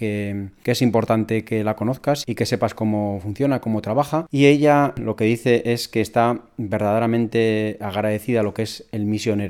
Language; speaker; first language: Spanish; native; Spanish